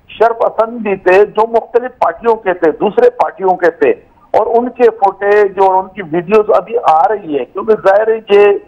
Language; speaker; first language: Urdu; non-native, local second language; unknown